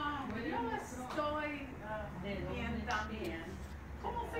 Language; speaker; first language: Spanish; non-native, learner; English